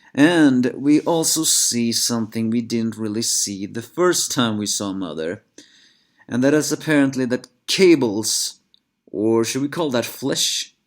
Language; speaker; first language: English; non-native, fluent; Swedish